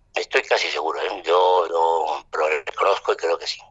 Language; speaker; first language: Spanish; non-native, fluent; French